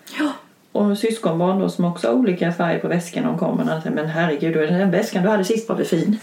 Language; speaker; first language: Swedish; native; Swedish